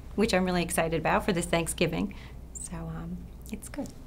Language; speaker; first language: English; native; English